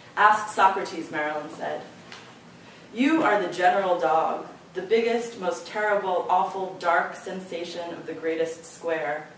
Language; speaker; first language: English; native; English